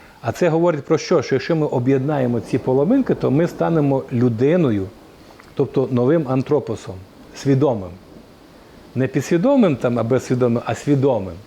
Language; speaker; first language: Ukrainian; native; Ukrainian